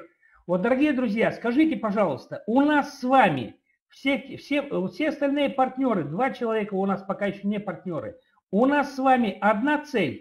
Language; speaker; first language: Russian; native; Russian